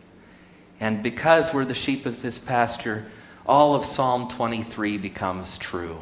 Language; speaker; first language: English; native; English